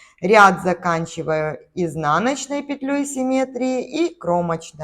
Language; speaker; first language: Russian; native; Russian